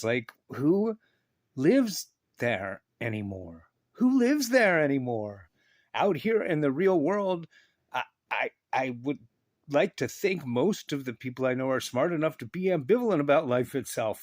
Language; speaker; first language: English; native; English